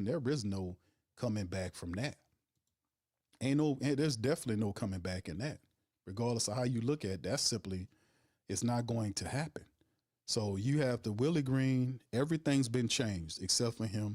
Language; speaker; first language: English; native; English